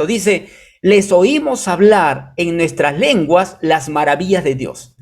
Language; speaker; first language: Spanish; native; Spanish